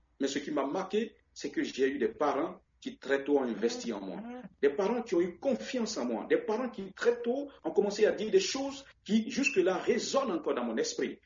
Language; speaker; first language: French; non-native, local second language; Baoulé